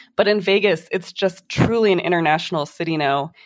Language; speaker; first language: English; native; English